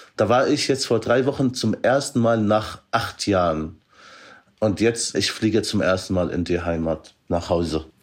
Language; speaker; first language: German; non-native, fluent; Arabic